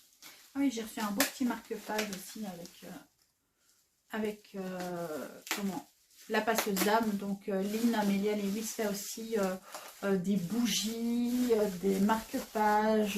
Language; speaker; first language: French; native; French